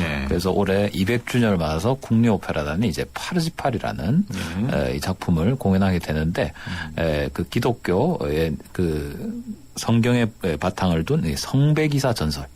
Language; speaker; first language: Korean; native; Korean